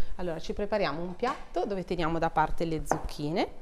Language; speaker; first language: Italian; native; Italian